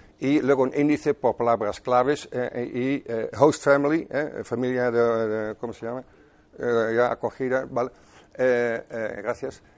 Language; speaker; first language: Spanish; non-native, fluent; Dutch